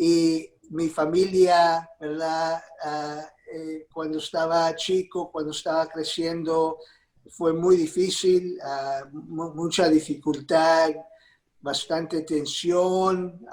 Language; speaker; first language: Spanish; early bilingual, heritage; Spanish